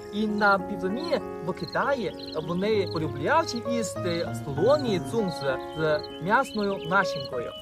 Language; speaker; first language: Ukrainian; non-native, fluent; Chinese